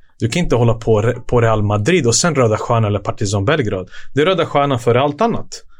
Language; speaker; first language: Swedish; early bilingual, other home language; Serbian